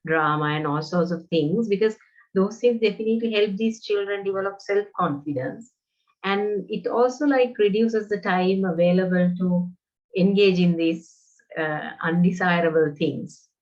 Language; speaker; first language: English; non-native, local second language; Sinhala